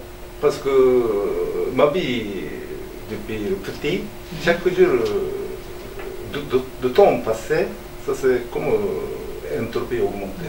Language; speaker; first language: French; non-native, learner; Japanese